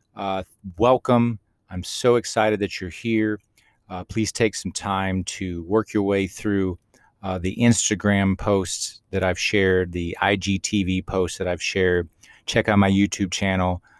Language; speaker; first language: English; native; English